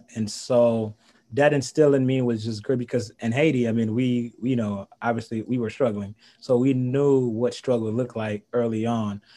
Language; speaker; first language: English; early bilingual, other home language; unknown